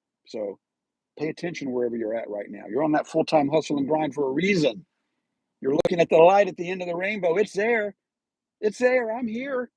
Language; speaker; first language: English; native; English